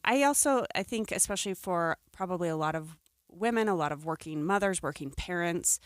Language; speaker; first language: English; native; English